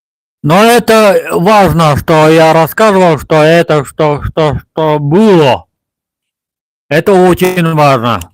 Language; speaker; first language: Russian; non-native, local second language; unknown